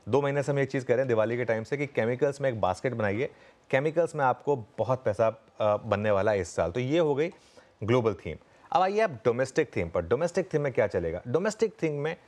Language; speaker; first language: Hindi; native; Hindi